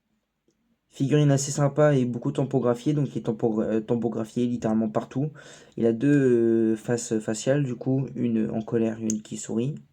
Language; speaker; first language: French; native; French